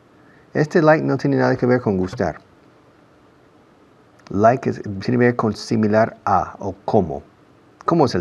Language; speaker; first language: Spanish; non-native, fluent; English